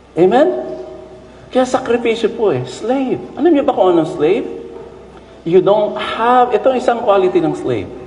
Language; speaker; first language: Filipino; non-native, local second language; Iloko